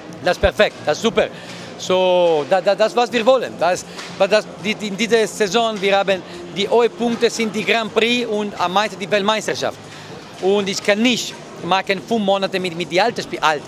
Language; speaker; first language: German; non-native, learner; Italian